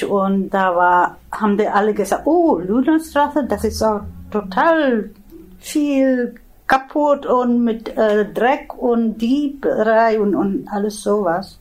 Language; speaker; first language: German; non-native, fluent; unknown